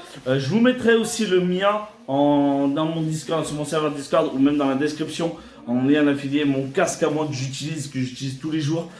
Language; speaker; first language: French; native; French